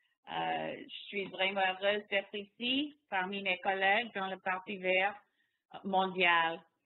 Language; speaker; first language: French; non-native, learner; English